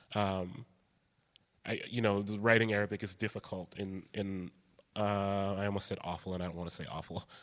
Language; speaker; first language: English; native; English